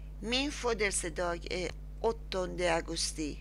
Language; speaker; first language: Swedish; non-native, learner; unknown